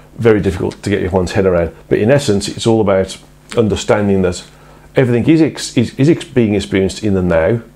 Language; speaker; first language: English; native; English